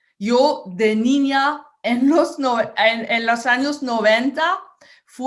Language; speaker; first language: Spanish; non-native, fluent; French